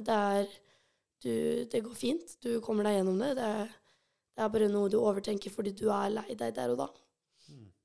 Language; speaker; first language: Norwegian; early bilingual, other home language; Albanian